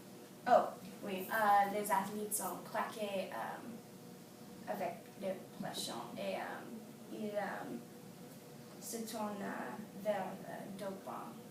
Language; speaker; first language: French; non-native, learner; English